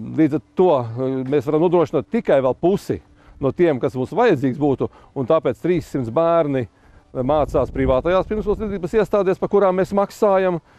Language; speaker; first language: Latvian; native; Latvian